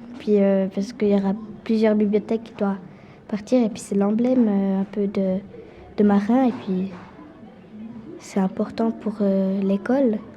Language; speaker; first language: French; native; French